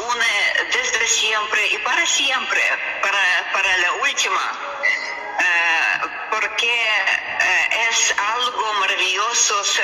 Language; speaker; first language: Spanish; non-native, learner; Russian